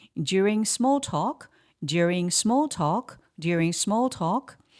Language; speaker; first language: English; non-native, fluent; Korean